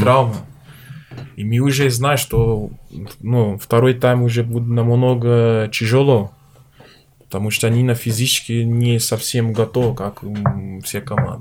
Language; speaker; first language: Russian; non-native, learner; Portuguese